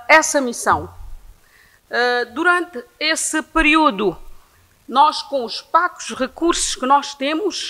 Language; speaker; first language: Portuguese; non-native, local second language; Kabuverdianu